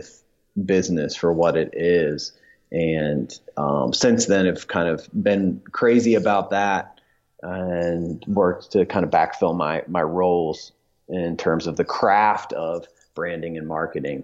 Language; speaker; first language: English; native; English